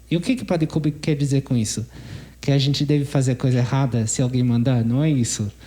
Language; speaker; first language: Portuguese; non-native, fluent; English